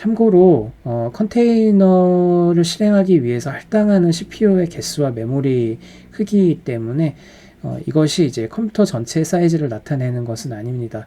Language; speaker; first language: Korean; native; Korean